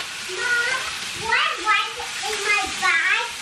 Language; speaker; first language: English; native; English